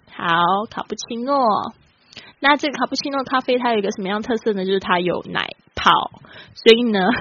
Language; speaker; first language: Chinese; native; Chinese